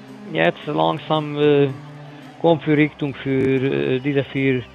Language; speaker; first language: German; non-native, learner; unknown